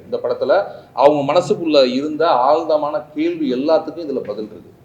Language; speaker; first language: Tamil; native; Tamil